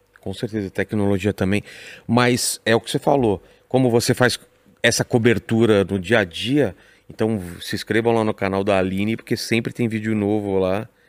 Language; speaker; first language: Portuguese; native; Portuguese